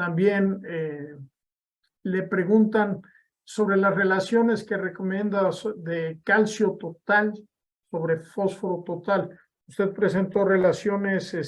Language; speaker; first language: Spanish; native; Spanish